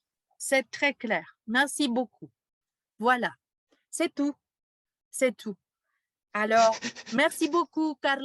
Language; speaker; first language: French; non-native, fluent; Spanish